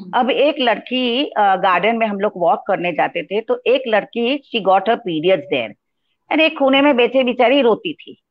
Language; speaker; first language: Hindi; non-native, local second language; Gujarati